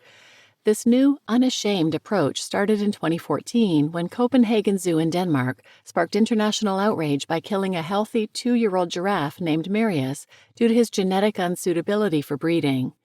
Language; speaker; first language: English; native; English